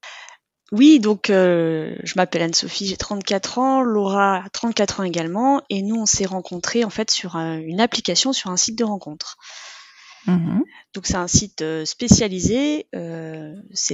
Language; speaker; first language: French; native; French